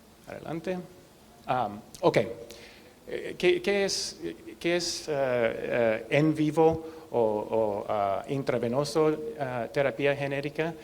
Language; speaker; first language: Spanish; non-native, learner; English